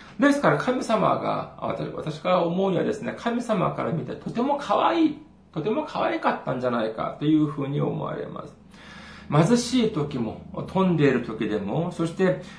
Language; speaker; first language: Japanese; non-native, fluent; Korean